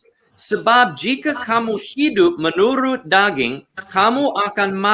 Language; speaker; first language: Indonesian; non-native, learner; English